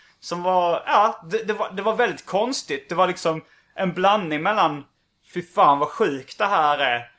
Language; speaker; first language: Swedish; native; Swedish